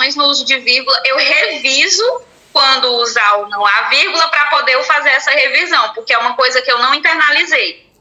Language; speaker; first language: Portuguese; native; Portuguese